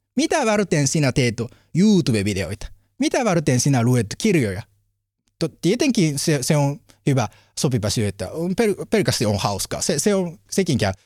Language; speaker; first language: Finnish; non-native, learner; Japanese